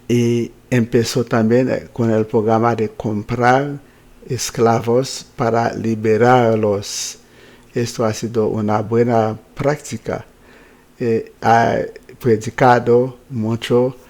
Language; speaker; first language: Spanish; non-native, fluent; Haitian Creole